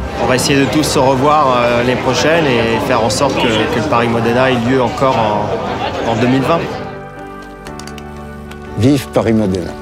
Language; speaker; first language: French; native; French